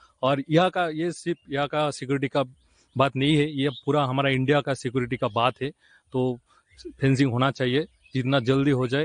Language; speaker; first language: Hindi; non-native, local second language; Bangla